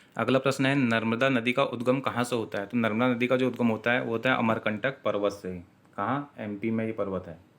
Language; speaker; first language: Hindi; native; Hindi